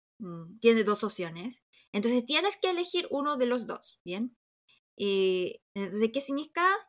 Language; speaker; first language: Spanish; early bilingual, other home language; Korean